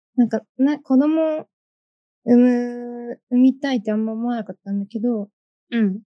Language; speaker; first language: Japanese; early bilingual, other home language; Chinese